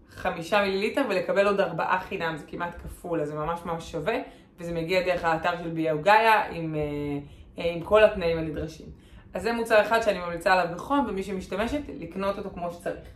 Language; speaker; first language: Hebrew; native; Hebrew